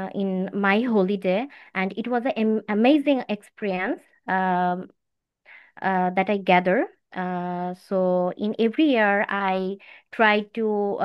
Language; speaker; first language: English; non-native, learner; Bangla